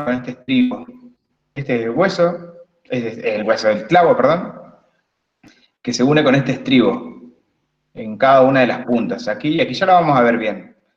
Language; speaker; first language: Spanish; native; Spanish